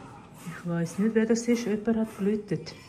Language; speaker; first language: German; non-native, learner; Tibetan